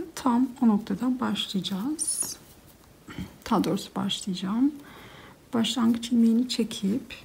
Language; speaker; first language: Turkish; native; Turkish